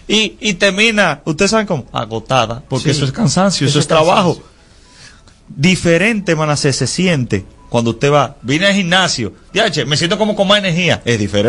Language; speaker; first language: Spanish; native; Spanish